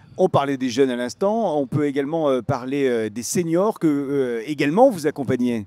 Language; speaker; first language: French; native; French